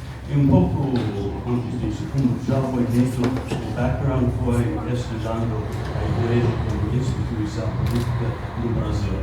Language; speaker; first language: Portuguese; non-native, fluent; English